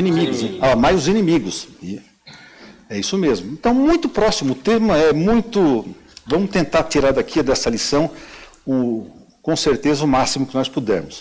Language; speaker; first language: Portuguese; native; Portuguese